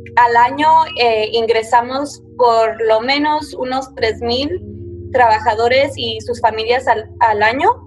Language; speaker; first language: Spanish; early bilingual, heritage; Spanish